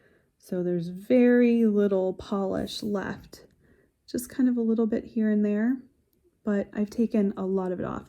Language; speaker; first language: English; native; English